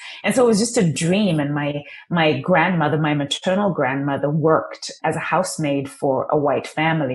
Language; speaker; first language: English; non-native, local second language; Shona